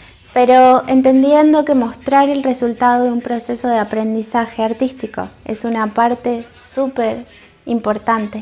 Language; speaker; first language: Spanish; native; Spanish